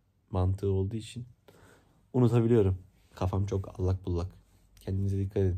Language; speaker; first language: Turkish; native; Turkish